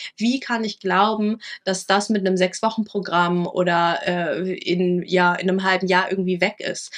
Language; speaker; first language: German; early bilingual, other home language; Vietnamese